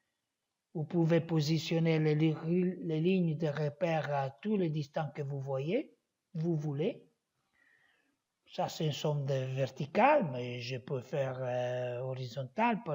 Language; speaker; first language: French; non-native, learner; Italian